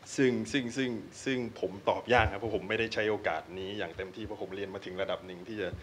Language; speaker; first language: Thai; native; Thai